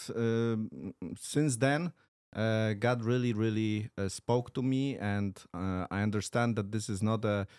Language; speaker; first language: English; non-native, fluent; Polish